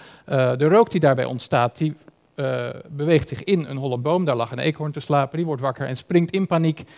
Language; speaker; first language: Dutch; native; Dutch